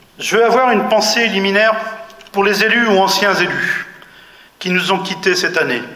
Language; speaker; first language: French; native; French